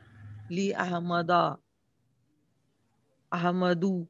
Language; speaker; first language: Arabic; non-native, learner; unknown